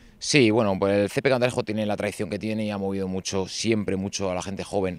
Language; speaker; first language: Spanish; native; Spanish